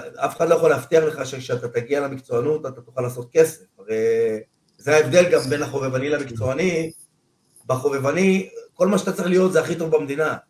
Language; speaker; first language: Hebrew; non-native, fluent; Spanish